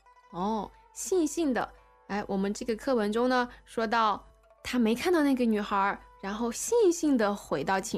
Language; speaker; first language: Chinese; native; Chinese